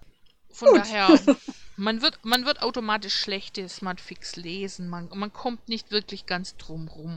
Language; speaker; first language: German; native; German